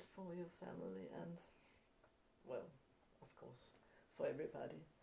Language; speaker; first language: English; non-native, fluent; Danish